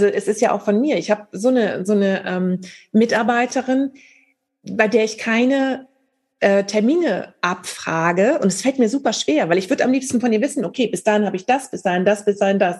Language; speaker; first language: German; native; German